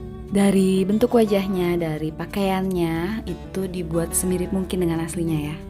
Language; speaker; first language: Indonesian; native; Indonesian